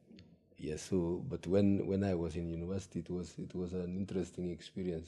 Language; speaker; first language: English; non-native, local second language; Gusii